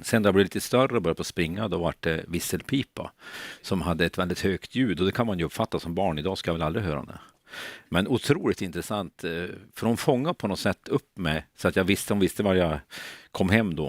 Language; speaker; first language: Swedish; native; Swedish